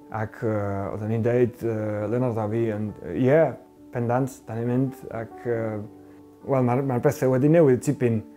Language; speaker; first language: Welsh; early bilingual, heritage; Spanish